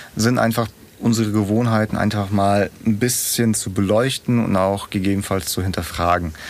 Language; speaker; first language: German; early bilingual, other home language; Russian